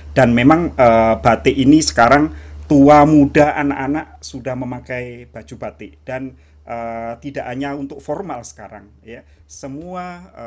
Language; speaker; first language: Indonesian; native; Indonesian